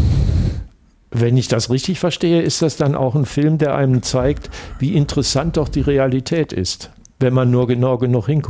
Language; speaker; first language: German; native; German